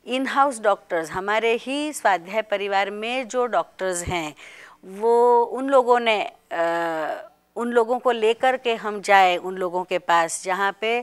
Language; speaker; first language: Hindi; non-native, local second language; Marathi